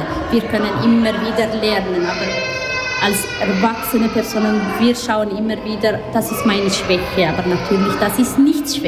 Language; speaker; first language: German; non-native, learner; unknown